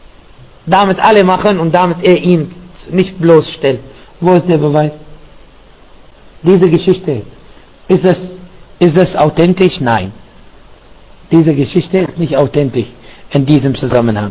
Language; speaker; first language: German; non-native, fluent; Arabic